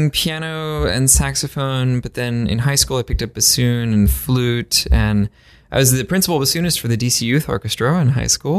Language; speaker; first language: English; native; English